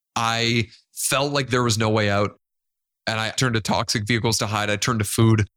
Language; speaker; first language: English; non-native, fluent; Spanish